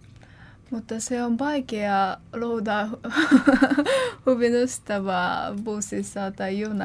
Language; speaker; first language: Finnish; non-native, learner; Korean